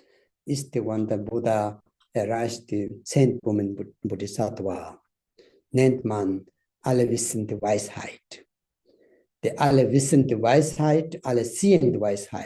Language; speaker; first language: German; non-native, learner; Tibetan